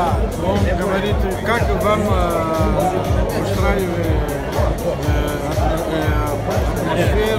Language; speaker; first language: Russian; non-native, learner; Greek